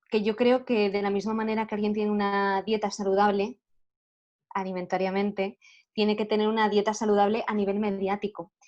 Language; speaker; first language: Spanish; native; Spanish